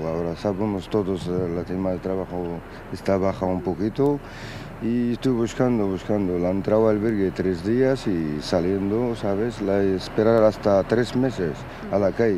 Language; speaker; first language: Spanish; non-native, learner; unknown